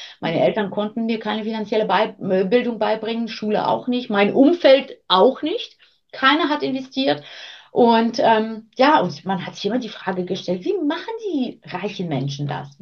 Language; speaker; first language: German; early bilingual, other home language; Armenian